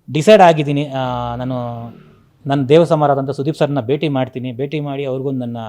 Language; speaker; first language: Kannada; native; Kannada